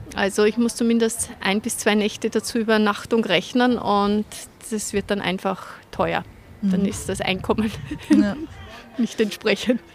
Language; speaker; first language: German; native; German